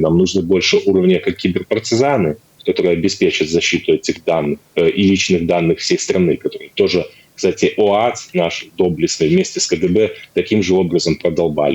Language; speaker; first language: Russian; native; Russian